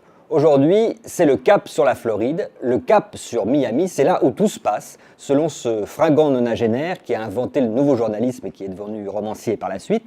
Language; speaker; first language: French; native; French